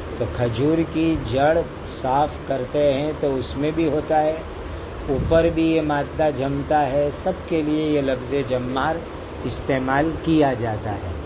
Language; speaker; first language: Urdu; non-native, local second language; Gujarati